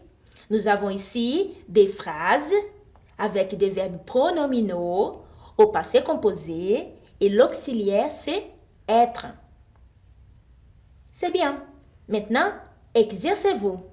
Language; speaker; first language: French; non-native, fluent; Portuguese